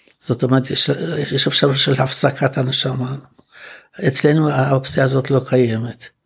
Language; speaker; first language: Hebrew; non-native, fluent; Polish